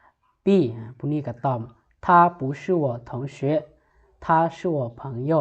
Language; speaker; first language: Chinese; non-native, fluent; Lao